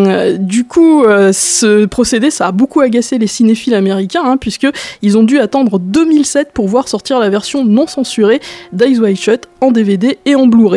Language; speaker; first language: French; native; French